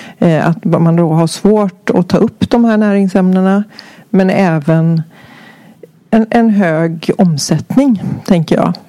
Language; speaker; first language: Swedish; native; Swedish